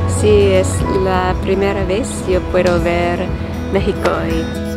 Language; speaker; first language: Spanish; non-native, learner; English